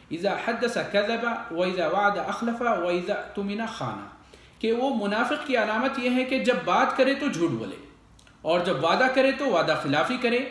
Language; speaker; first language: Urdu; native; Urdu